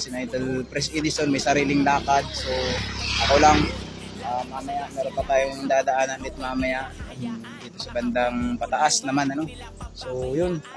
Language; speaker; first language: Filipino; non-native, local second language; Cebuano